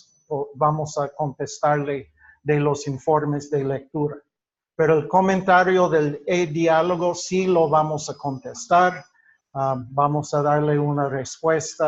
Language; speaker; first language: Spanish; non-native, fluent; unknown